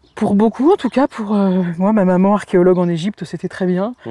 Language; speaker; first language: French; native; French